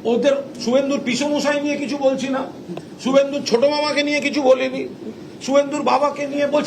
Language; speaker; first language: Bangla; native; Bangla